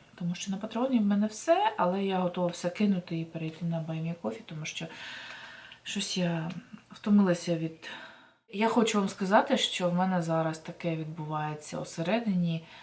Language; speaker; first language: Ukrainian; non-native, local second language; Russian